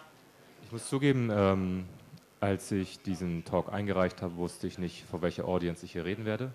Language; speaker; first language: German; native; German